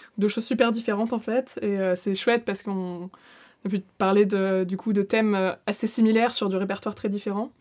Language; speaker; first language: French; native; French